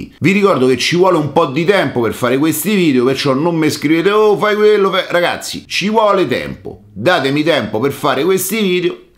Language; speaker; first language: Italian; native; Italian